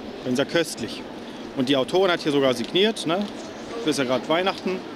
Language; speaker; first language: German; native; German